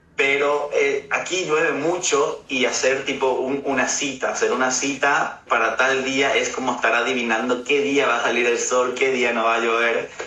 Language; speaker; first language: Spanish; native; Spanish